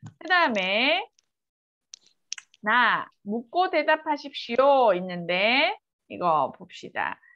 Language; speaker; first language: Korean; native; Korean